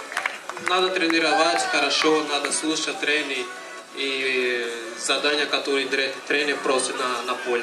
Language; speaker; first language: Russian; non-native, learner; Portuguese